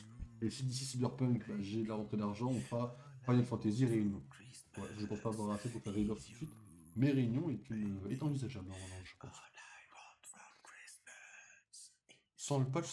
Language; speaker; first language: French; native; French